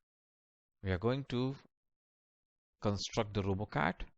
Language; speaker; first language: English; non-native, local second language; Marathi